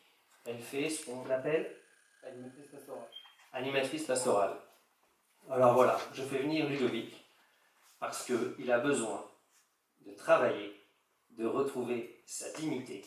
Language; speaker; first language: French; native; French